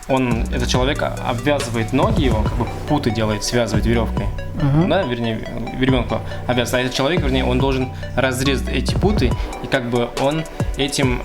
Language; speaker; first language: Russian; native; Russian